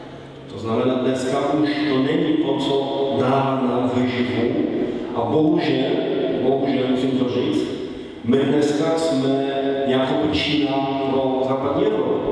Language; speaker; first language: Czech; non-native, fluent; Polish